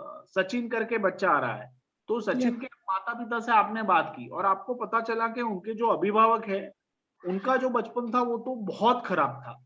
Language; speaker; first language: Hindi; native; Hindi